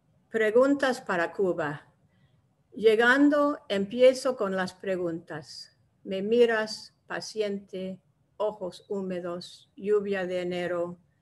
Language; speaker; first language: Spanish; non-native, fluent; English